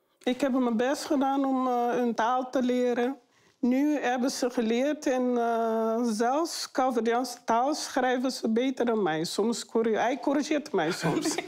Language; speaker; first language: Dutch; non-native, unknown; Kabuverdianu